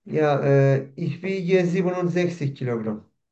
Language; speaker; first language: German; non-native, learner; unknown